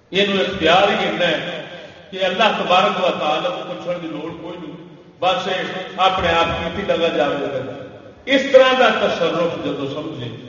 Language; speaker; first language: Urdu; non-native, local second language; Punjabi